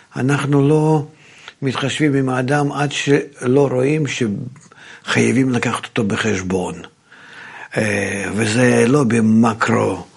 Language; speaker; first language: Hebrew; native; Hebrew